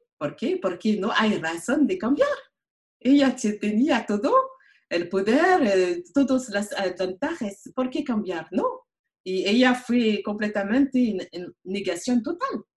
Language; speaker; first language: Spanish; non-native, learner; French